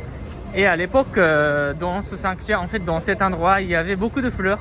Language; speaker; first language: French; non-native, fluent; Japanese